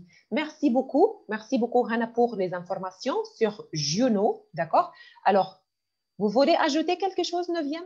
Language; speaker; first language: French; non-native, fluent; Arabic